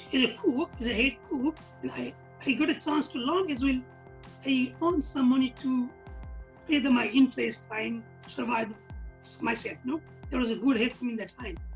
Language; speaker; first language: English; non-native, local second language; Nepali